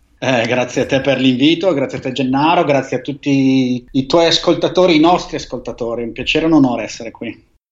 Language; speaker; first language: Italian; native; Italian